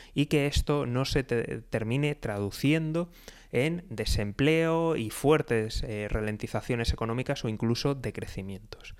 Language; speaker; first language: Spanish; native; Spanish